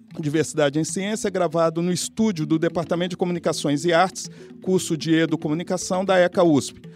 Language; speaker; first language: Portuguese; native; Portuguese